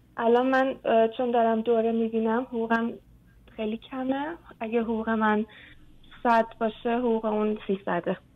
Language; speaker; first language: Persian; early bilingual, heritage; Persian